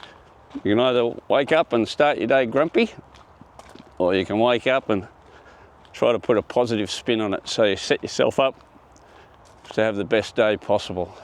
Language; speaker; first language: English; native; English